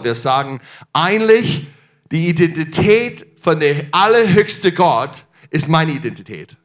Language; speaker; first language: German; non-native, fluent; English